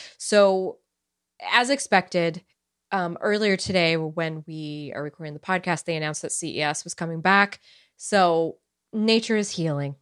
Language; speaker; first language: English; early bilingual, other home language; Romanian